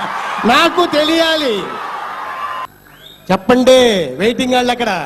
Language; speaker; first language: Telugu; native; Telugu